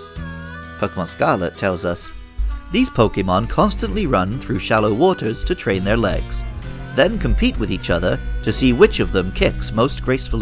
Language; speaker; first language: English; native; English